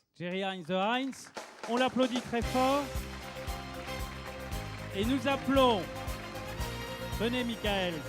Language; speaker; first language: French; native; French